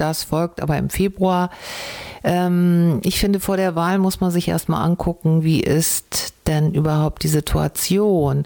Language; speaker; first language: German; native; German